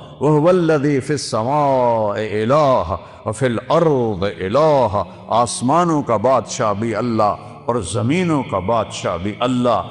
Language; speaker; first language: Urdu; non-native, local second language; Punjabi